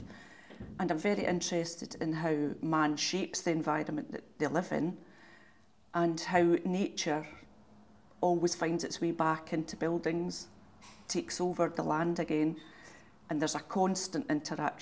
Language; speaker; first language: English; native; English